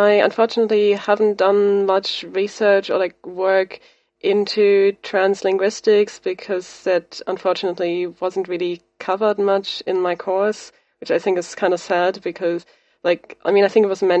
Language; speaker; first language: English; non-native, fluent; German